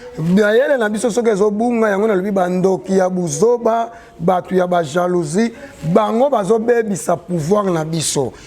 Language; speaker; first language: Lingala; non-native, local second language; Kongo